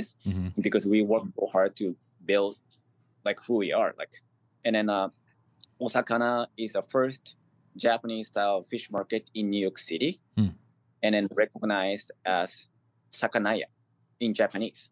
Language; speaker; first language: English; non-native, fluent; Japanese